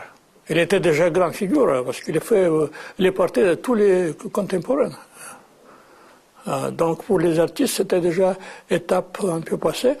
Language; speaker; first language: French; non-native, fluent; Russian